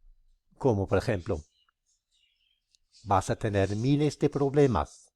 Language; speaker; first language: Spanish; non-native, fluent; English